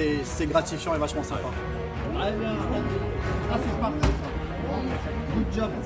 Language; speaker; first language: French; native; French